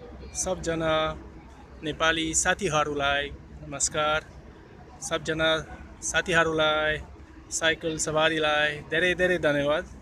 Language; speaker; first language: Nepali; non-native, learner; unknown